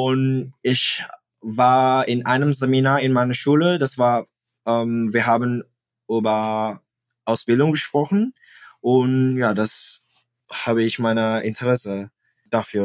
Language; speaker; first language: German; non-native, fluent; Indonesian